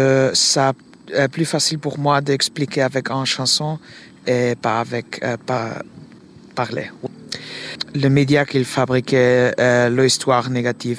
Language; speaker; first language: French; non-native, learner; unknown